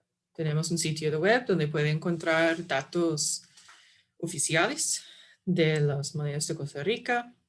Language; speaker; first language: Spanish; non-native, fluent; English